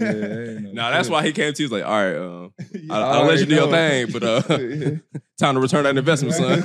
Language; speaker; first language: English; native; English